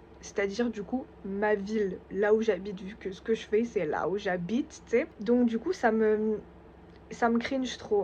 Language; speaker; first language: French; native; French